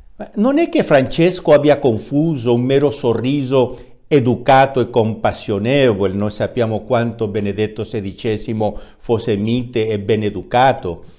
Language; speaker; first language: Italian; non-native, fluent; Spanish